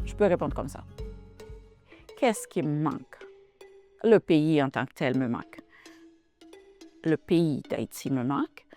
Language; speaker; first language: French; non-native, local second language; Haitian Creole